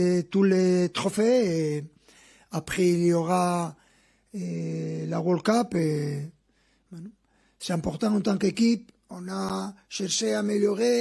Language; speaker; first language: French; non-native, fluent; Spanish